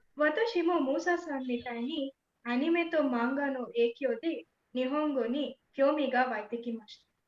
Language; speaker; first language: Japanese; non-native, fluent; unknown